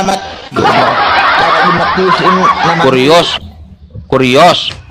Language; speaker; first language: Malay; non-native, local second language; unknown